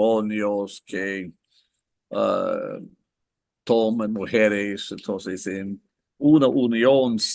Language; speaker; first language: Spanish; non-native, fluent; English